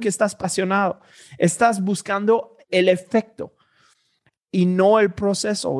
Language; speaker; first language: Spanish; non-native, fluent; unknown